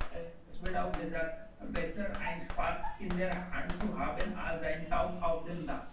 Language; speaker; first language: German; non-native, learner; Hindi